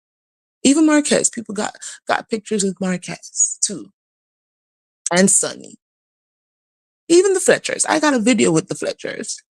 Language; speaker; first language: English; native; English